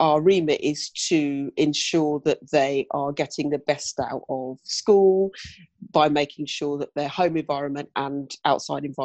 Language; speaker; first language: English; native; English